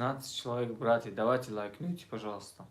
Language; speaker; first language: Russian; non-native, learner; Tajik